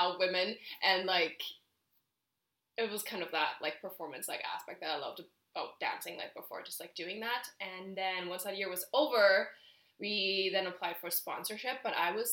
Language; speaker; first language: English; non-native, fluent; German